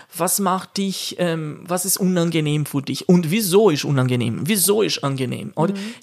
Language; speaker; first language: German; non-native, fluent; Portuguese